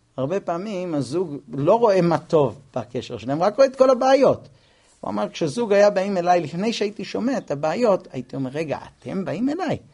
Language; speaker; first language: Hebrew; non-native, fluent; English